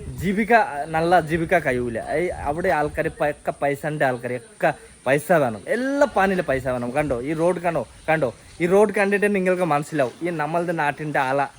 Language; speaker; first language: Malayalam; non-native, learner; Bangla